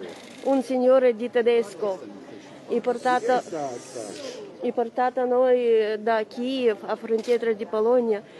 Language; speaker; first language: Italian; non-native, learner; Ukrainian